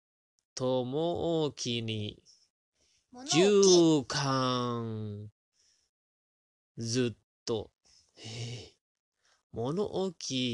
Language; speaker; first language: Japanese; non-native, learner; Indonesian